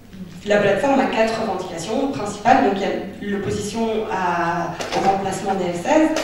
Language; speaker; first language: French; native; French